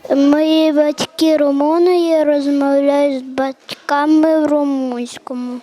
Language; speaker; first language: Ukrainian; non-native, local second language; Romanian